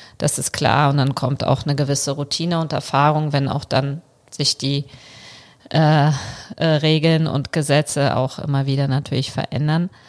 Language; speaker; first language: German; early bilingual, other home language; Bulgarian